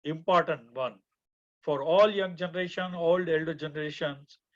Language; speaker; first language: English; non-native, local second language; Gujarati